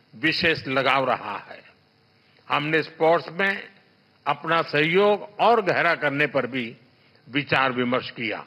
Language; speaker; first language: Hindi; native; Hindi